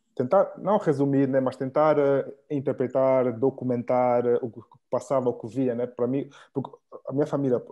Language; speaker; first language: Portuguese; early bilingual, heritage; Portuguese